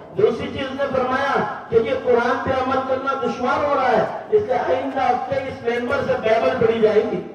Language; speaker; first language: Urdu; native; Urdu